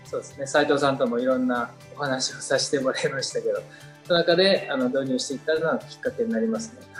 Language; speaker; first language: Japanese; native; Japanese